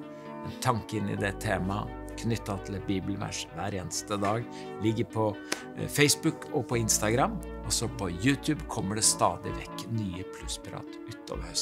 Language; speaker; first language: Norwegian; native; Norwegian